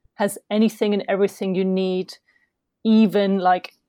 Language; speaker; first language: English; non-native, fluent; German